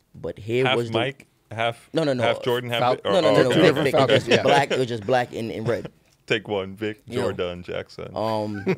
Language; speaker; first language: English; native; English